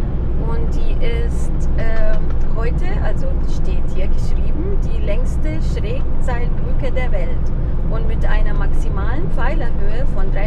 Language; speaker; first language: German; non-native, fluent; Arabic